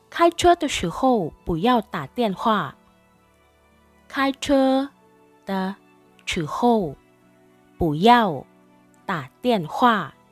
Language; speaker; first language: Chinese; non-native, fluent; Thai